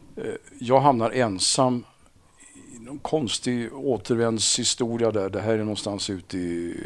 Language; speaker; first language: Swedish; native; Swedish